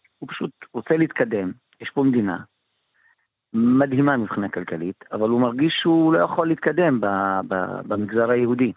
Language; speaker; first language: Hebrew; non-native, local second language; Arabic